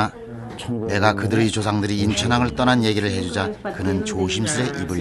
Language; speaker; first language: Korean; native; Korean